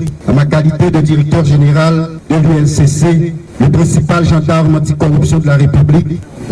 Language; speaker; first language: French; non-native, local second language; Haitian Creole